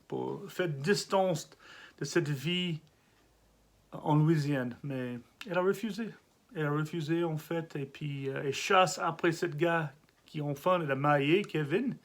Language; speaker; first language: French; non-native, learner; English